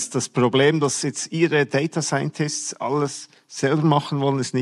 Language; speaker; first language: German; native; German